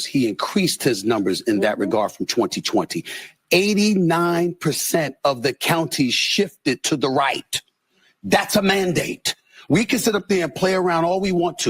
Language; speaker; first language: English; native; English